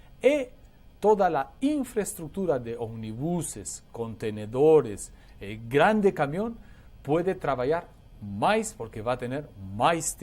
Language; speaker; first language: Portuguese; non-native, learner; Spanish